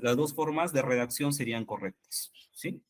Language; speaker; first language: Spanish; native; Spanish